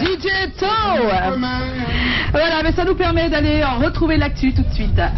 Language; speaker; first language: French; native; French